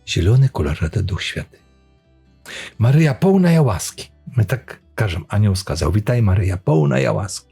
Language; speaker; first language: Polish; non-native, learner; Belarusian